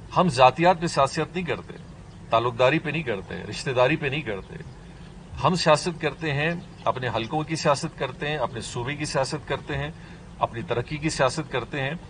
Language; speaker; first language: Urdu; non-native, local second language; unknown